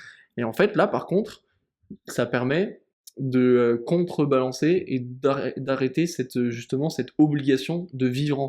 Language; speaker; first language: French; native; French